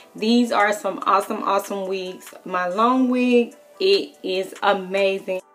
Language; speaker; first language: English; native; English